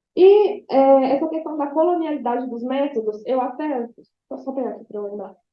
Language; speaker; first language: Portuguese; native; Portuguese